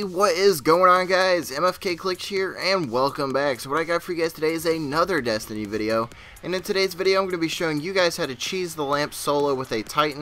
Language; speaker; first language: English; native; English